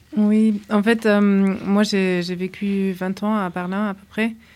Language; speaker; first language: French; non-native, fluent; German